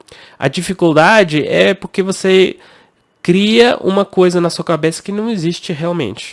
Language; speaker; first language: Portuguese; non-native, fluent; English